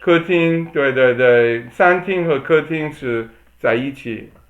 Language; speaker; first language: Chinese; non-native, learner; English